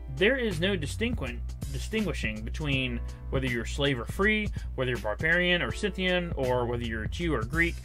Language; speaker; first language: English; native; English